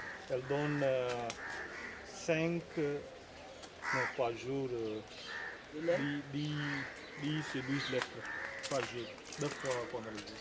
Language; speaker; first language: French; non-native, learner; Hindi